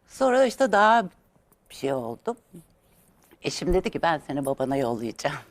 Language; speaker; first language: Turkish; native; Turkish